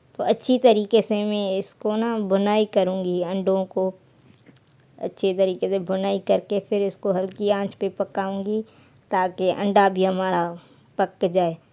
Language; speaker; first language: Urdu; non-native, local second language; Sindhi